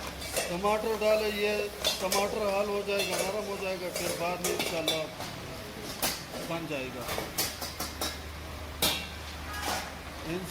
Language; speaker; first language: Hindi; non-native, local second language; Pashto